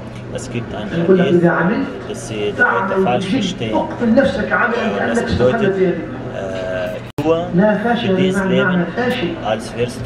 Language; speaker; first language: German; non-native, fluent; Arabic